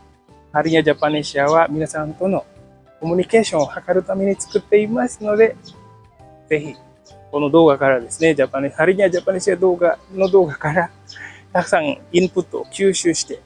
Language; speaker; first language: Japanese; non-native, fluent; Indonesian